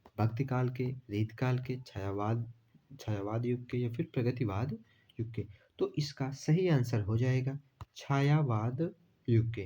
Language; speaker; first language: Hindi; native; Hindi